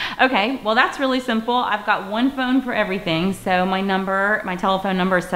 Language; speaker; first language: English; native; English